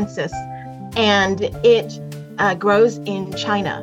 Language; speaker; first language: English; native; English